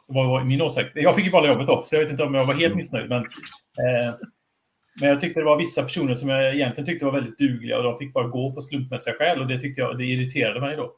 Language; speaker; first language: Swedish; native; Swedish